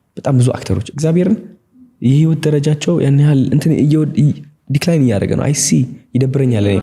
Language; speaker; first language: Amharic; non-native, local second language; Tigrinya